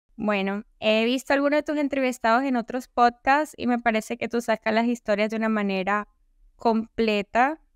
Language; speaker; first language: Spanish; native; Spanish